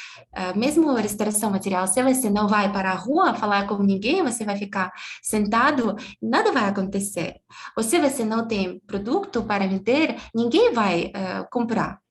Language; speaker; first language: Portuguese; non-native, fluent; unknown